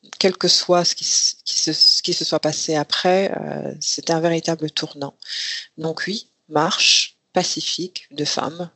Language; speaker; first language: French; non-native, local second language; Rundi